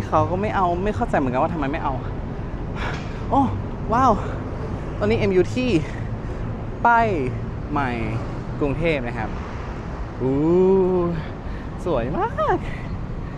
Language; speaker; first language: Thai; non-native, fluent; Indonesian